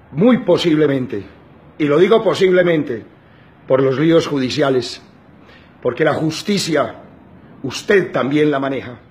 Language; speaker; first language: Spanish; native; Spanish